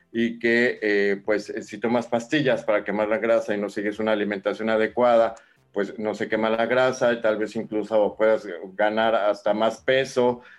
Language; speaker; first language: Spanish; native; Spanish